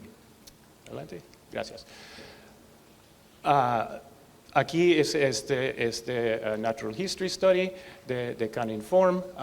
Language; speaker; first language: Spanish; non-native, learner; English